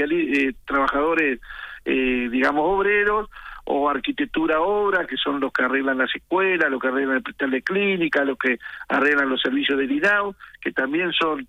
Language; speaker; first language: Spanish; native; Spanish